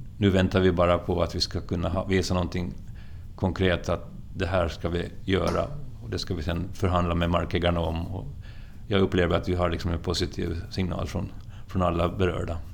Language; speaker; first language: Swedish; native; Swedish